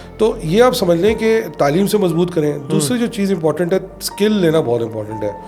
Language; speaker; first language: Urdu; native; Urdu